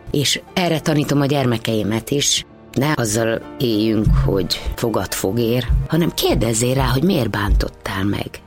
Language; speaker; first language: Hungarian; native; Hungarian